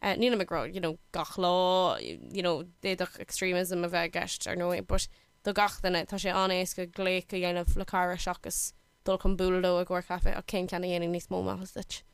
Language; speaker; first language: Irish; non-native, local second language; English